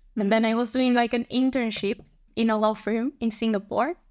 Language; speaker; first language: English; non-native, fluent; Spanish